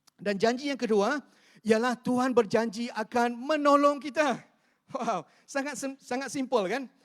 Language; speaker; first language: Malay; non-native, local second language; Chinese